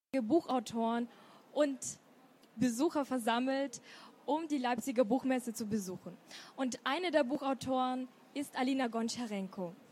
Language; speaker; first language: German; native; German